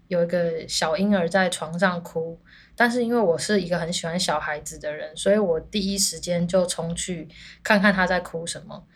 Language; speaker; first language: Chinese; native; Chinese